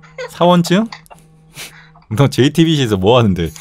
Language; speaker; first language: Korean; native; Korean